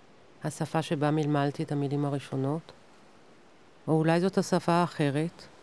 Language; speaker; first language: Hebrew; non-native, local second language; German